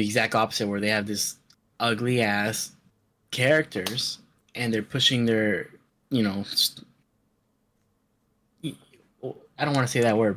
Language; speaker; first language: English; native; English